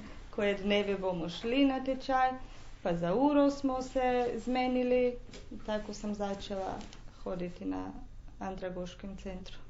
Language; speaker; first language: Slovenian; non-native, local second language; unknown